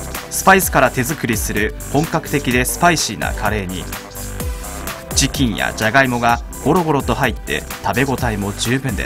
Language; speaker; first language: Japanese; native; Japanese